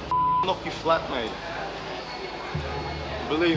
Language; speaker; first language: English; native; English